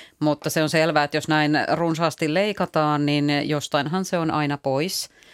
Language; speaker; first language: Finnish; native; Finnish